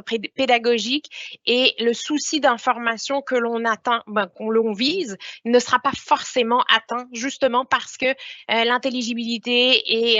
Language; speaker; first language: French; native; French